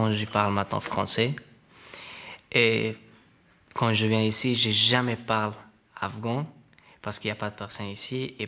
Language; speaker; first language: French; non-native, learner; Persian